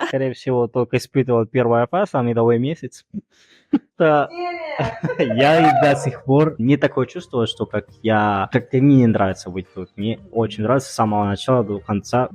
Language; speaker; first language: Russian; non-native, fluent; Spanish